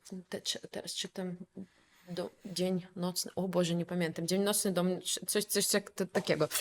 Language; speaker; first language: Polish; non-native, fluent; Belarusian